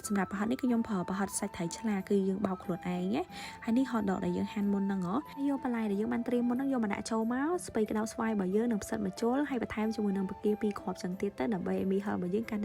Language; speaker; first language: Khmer; native; Khmer